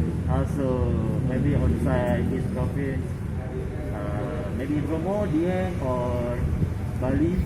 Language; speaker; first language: English; non-native, learner; Indonesian